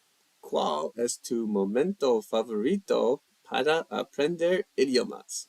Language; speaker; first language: Spanish; non-native, learner; English